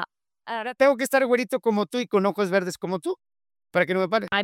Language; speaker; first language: Spanish; native; Spanish